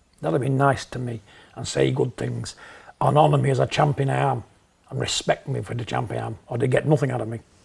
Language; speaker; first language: English; native; English